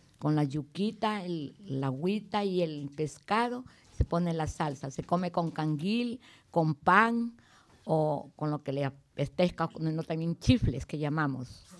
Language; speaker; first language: Spanish; native; Spanish